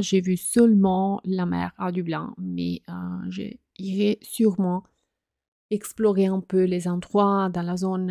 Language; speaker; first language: French; non-native, fluent; Italian